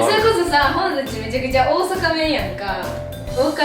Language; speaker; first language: Japanese; native; Japanese